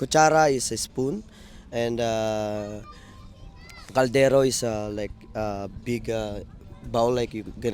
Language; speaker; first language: English; non-native, local second language; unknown